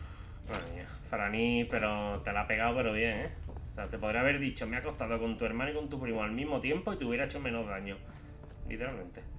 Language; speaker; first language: Spanish; native; Spanish